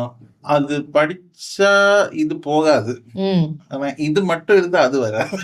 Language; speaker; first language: Tamil; non-native, fluent; Malayalam